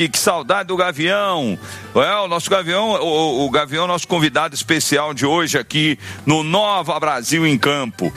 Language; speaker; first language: Portuguese; native; Portuguese